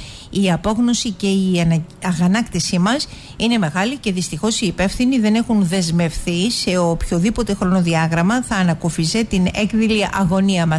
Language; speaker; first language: Greek; native; Greek